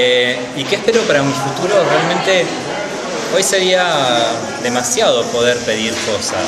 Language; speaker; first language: Spanish; native; Spanish